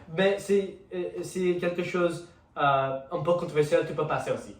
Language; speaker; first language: French; non-native, learner; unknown